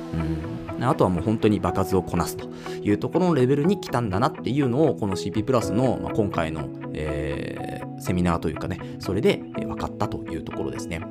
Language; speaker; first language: Japanese; native; Japanese